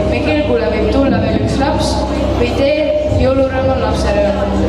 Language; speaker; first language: Estonian; native; Estonian